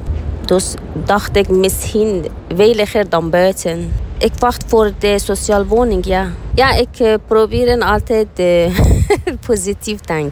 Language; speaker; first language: Dutch; non-native, learner; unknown